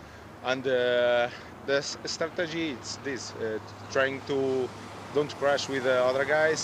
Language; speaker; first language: English; non-native, learner; Spanish